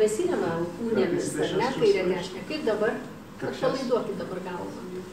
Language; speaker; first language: Lithuanian; native; Lithuanian